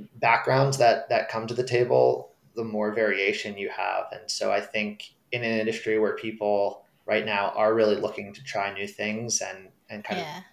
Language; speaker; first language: English; native; English